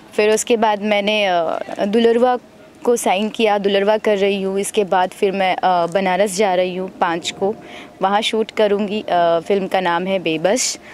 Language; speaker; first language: Hindi; native; Hindi